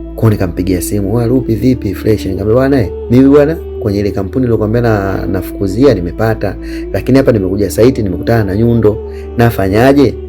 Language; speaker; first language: Swahili; native; Swahili